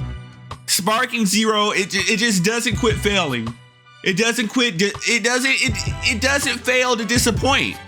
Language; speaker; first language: English; native; English